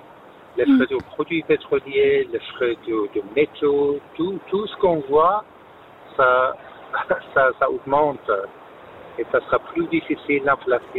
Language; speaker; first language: French; non-native, fluent; Persian